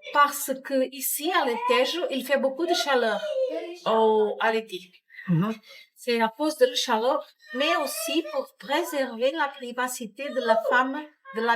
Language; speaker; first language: French; non-native, learner; Portuguese